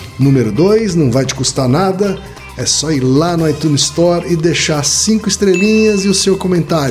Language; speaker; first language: Portuguese; native; Portuguese